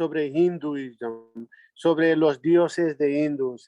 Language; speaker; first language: Spanish; non-native, learner; Nepali